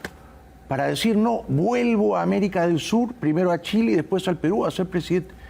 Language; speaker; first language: Spanish; native; Spanish